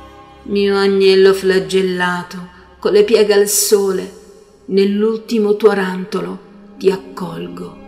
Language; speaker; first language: Italian; native; Italian